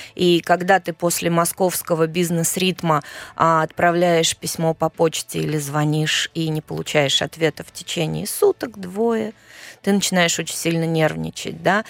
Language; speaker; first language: Russian; native; Russian